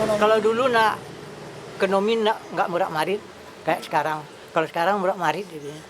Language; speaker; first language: Indonesian; non-native, local second language; Minangkabau